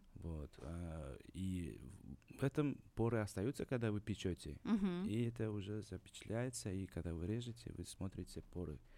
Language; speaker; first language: Russian; non-native, local second language; Uzbek